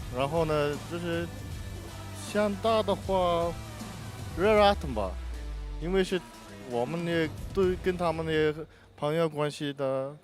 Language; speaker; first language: Chinese; non-native, learner; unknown